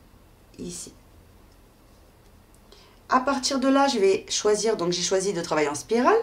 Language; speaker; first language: French; native; French